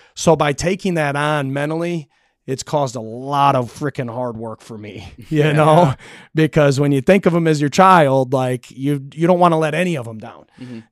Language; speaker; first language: English; native; English